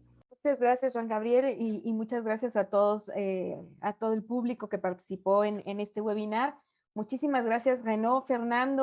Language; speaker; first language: Spanish; native; Spanish